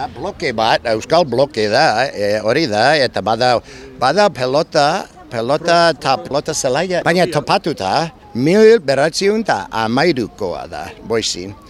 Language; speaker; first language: Basque; non-native, learner; English